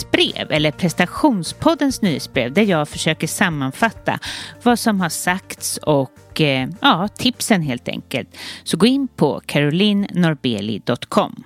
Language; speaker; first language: Swedish; native; Swedish